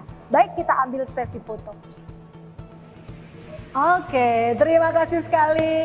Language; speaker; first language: Indonesian; native; Indonesian